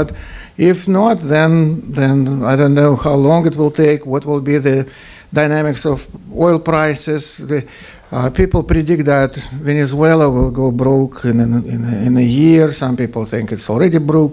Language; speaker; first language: English; non-native, fluent; Russian